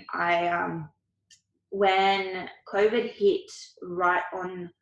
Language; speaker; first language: English; early bilingual, other home language; Ukrainian